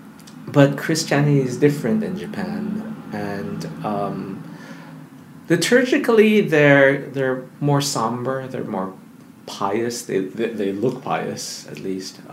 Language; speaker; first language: English; non-native, local second language; Filipino